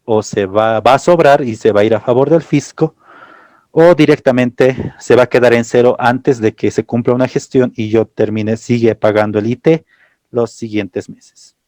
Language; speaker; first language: Spanish; native; Spanish